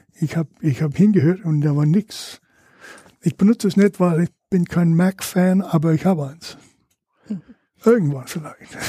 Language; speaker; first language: German; non-native, fluent; English